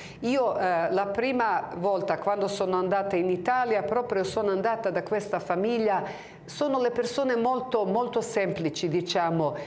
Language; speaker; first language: Italian; non-native, fluent; Croatian